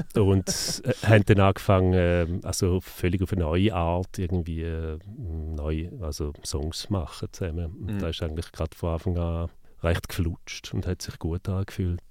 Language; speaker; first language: German; native; German